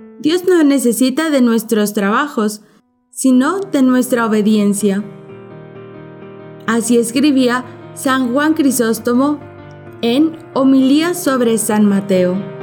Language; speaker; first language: Spanish; native; Spanish